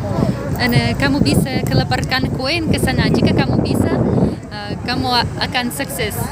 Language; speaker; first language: Indonesian; non-native, fluent; Russian